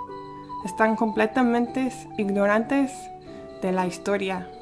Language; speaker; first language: Spanish; early bilingual, heritage; Spanish